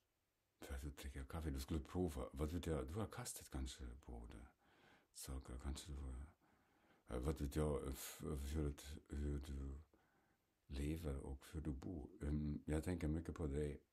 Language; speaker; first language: Swedish; non-native, fluent; German